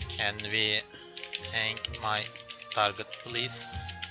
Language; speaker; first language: English; non-native, learner; Turkish